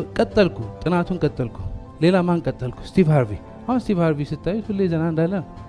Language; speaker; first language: Amharic; early bilingual, heritage; Amharic